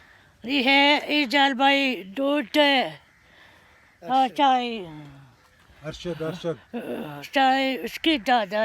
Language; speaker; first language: Hindi; non-native, learner; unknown